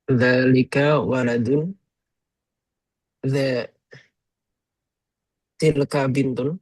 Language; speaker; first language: Arabic; non-native, learner; Indonesian